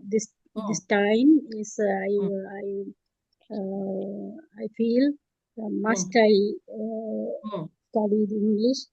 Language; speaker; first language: English; non-native, learner; Tamil